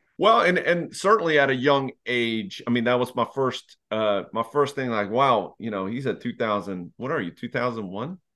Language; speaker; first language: English; native; English